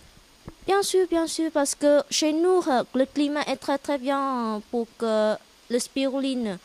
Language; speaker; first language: French; non-native, learner; Vietnamese